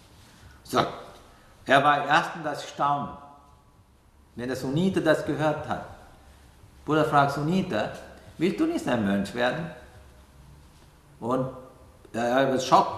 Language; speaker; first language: German; non-native, fluent; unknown